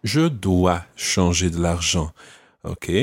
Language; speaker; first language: French; non-native, fluent; English